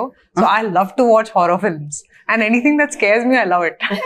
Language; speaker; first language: Telugu; non-native, fluent; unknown